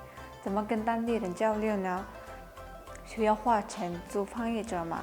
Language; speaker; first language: Chinese; non-native, fluent; Mongolian